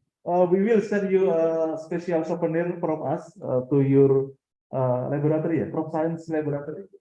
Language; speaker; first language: English; non-native, fluent; Indonesian